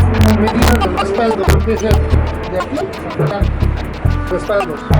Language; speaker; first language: Spanish; native; Spanish